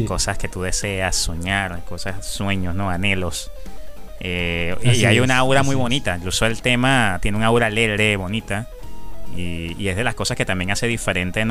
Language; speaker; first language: Spanish; native; Spanish